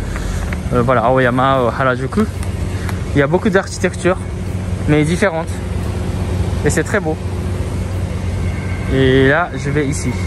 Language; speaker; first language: French; non-native, fluent; Japanese